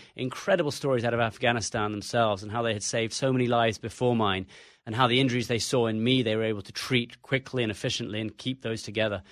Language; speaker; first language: English; native; English